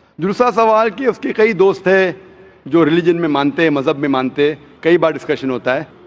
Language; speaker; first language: Hindi; non-native, local second language; Konkani